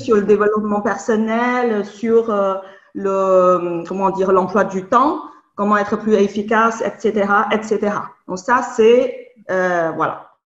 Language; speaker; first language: French; non-native, fluent; Chinese